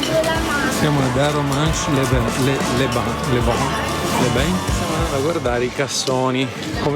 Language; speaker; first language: Italian; native; Italian